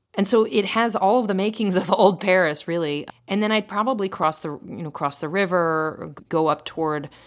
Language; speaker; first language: English; native; English